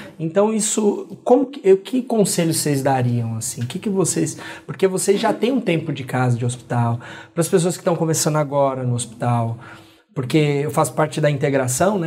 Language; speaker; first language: Portuguese; native; Portuguese